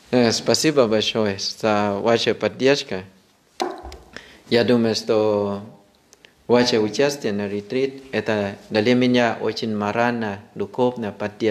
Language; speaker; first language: Russian; non-native, fluent; Thai